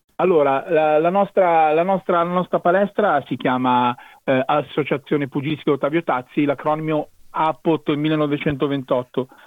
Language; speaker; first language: Italian; native; Italian